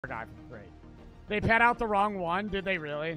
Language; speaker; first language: English; native; English